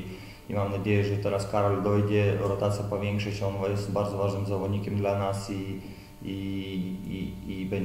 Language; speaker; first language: Polish; non-native, fluent; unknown